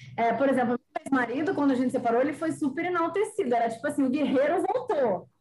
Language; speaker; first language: Portuguese; native; Portuguese